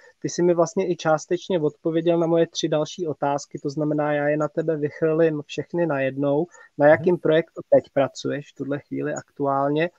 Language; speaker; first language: Czech; native; Czech